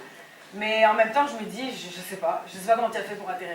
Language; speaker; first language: French; native; French